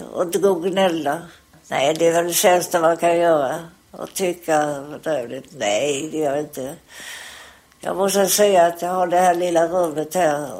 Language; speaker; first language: Swedish; native; Swedish